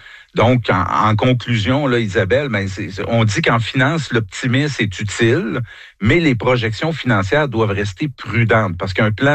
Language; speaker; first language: French; native; French